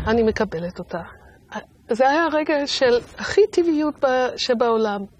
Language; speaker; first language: Hebrew; non-native, fluent; English